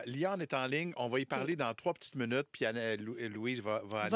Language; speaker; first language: French; native; French